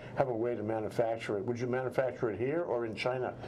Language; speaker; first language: English; non-native, fluent; French